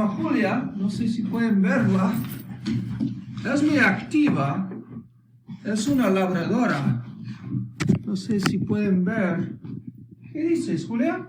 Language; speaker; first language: Spanish; early bilingual, heritage; English